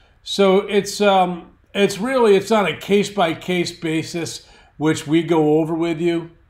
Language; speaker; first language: English; native; English